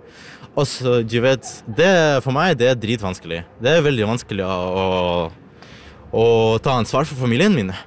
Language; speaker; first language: Norwegian; non-native, learner; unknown